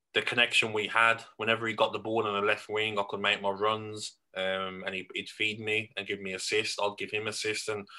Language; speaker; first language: English; native; English